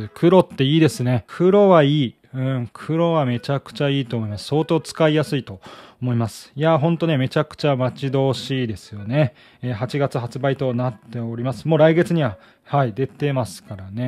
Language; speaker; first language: Japanese; native; Japanese